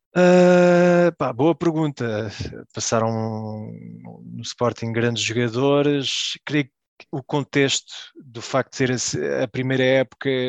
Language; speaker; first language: Portuguese; early bilingual, heritage; Portuguese